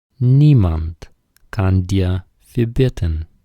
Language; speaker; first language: German; non-native, fluent; Ukrainian